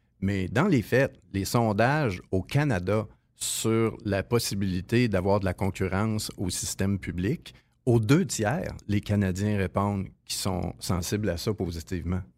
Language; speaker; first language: French; native; French